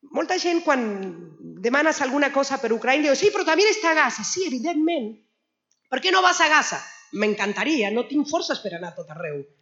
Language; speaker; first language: Catalan; non-native, fluent; Spanish